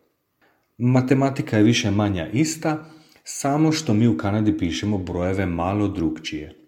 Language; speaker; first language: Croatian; early bilingual, heritage; Croatian